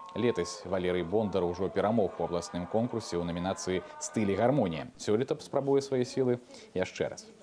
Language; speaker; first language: Belarusian; native; Belarusian